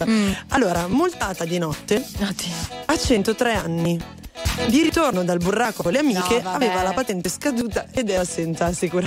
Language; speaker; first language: Italian; native; Italian